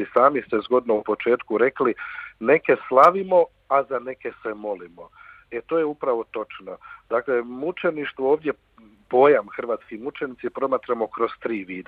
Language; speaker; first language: Croatian; native; Croatian